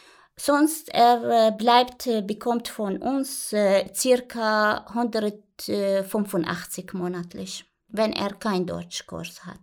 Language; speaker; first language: German; non-native, learner; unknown